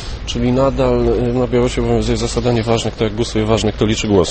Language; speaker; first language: Polish; native; Polish